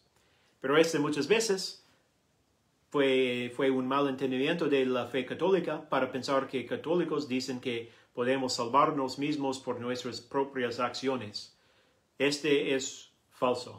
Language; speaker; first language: Spanish; non-native, learner; English